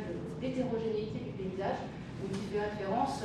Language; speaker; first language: French; native; French